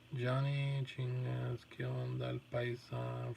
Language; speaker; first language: Spanish; early bilingual, heritage; Spanish